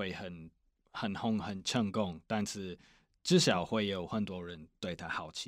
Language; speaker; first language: Chinese; non-native, fluent; English